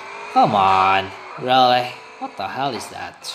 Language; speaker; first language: English; non-native, learner; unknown